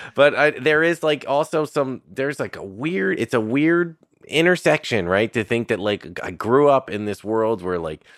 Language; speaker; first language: English; native; English